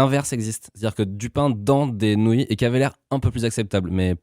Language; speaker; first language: French; native; French